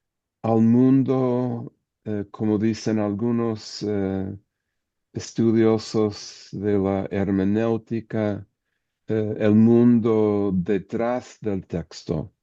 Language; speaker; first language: Spanish; non-native, fluent; English